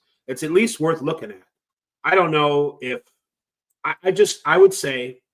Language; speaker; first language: English; native; English